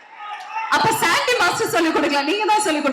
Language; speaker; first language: Tamil; native; Tamil